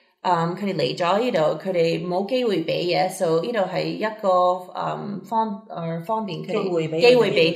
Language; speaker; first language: Cantonese; early bilingual, heritage; Cantonese